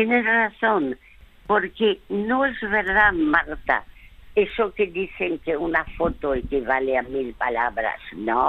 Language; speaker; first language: Spanish; early bilingual, other home language; French